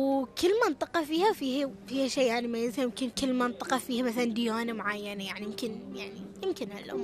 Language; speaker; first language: Arabic; native; Arabic